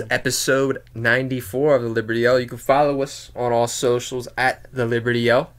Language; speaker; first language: English; native; English